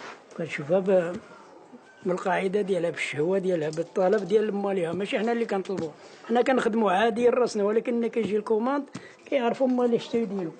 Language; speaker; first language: Arabic; native; Arabic